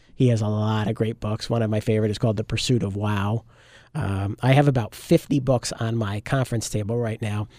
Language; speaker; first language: English; native; English